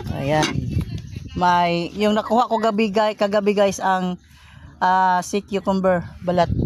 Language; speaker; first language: Filipino; non-native, local second language; Cebuano